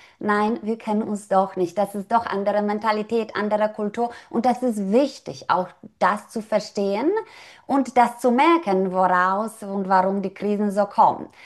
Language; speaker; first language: German; non-native, fluent; Polish